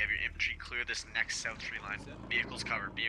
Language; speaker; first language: English; native; English